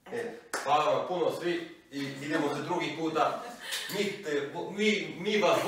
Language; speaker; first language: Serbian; early bilingual, heritage; Serbian